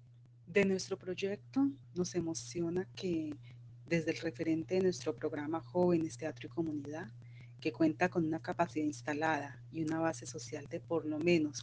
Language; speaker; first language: Spanish; native; Spanish